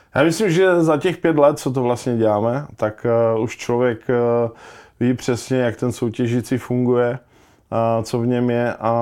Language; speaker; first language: Czech; native; Czech